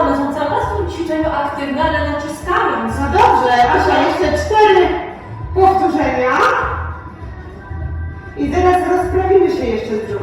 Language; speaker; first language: Polish; native; Polish